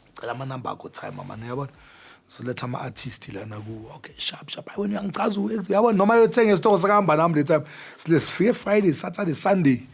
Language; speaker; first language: Zulu; native; Zulu